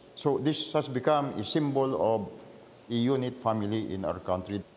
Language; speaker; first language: English; non-native, local second language; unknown